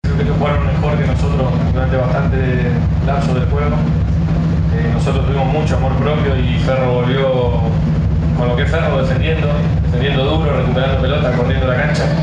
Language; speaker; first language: Spanish; native; Spanish